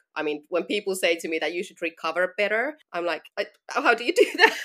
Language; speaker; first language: English; non-native, fluent; Finnish